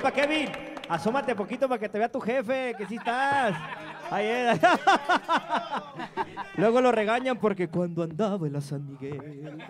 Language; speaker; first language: Spanish; native; Spanish